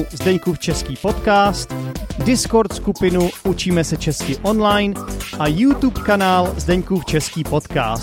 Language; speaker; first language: Czech; native; Czech